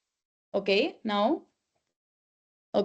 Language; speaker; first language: English; non-native, learner; Spanish